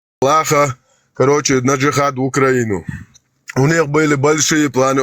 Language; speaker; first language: Russian; non-native, local second language; Chechen